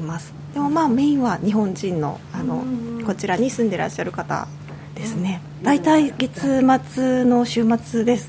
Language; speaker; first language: Japanese; native; Japanese